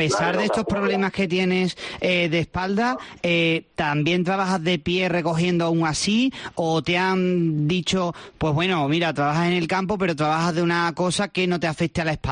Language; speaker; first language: Spanish; native; Spanish